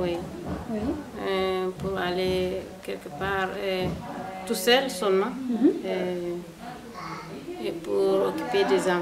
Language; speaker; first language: French; non-native, learner; Fula